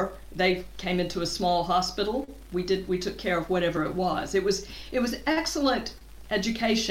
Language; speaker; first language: English; native; English